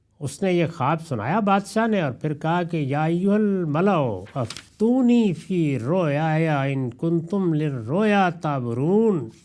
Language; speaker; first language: Urdu; non-native, local second language; Punjabi